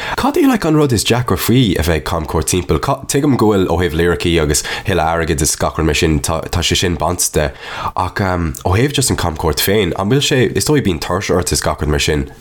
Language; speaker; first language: Irish; non-native, local second language; English